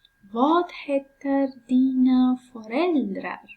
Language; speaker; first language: Swedish; non-native, learner; Persian